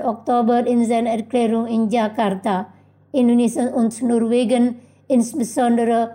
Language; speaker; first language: German; non-native, fluent; Indonesian